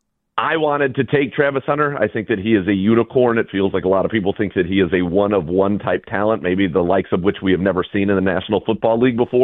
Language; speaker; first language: English; native; English